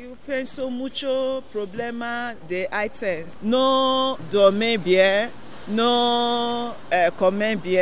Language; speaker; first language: Spanish; non-native, learner; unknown